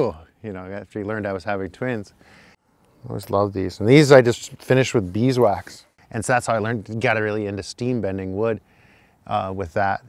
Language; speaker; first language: English; native; English